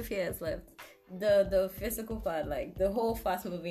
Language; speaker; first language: English; non-native, local second language; Igbo